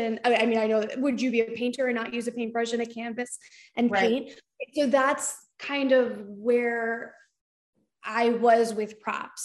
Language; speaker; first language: English; native; English